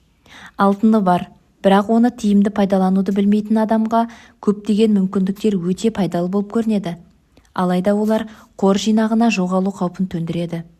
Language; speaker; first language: Kazakh; native; Kazakh